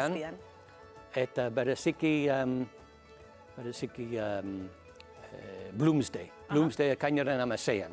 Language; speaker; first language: Basque; non-native, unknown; English